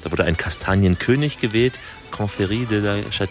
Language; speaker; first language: German; native; German